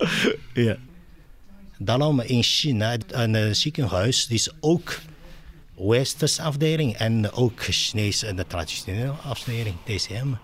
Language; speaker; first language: Dutch; non-native, learner; Chinese